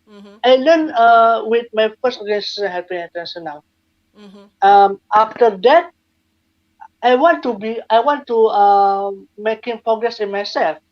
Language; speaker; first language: English; non-native, learner; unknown